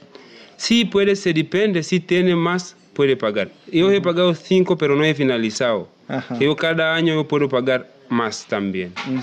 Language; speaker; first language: Spanish; non-native, learner; Masai